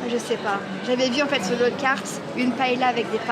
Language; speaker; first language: French; native; French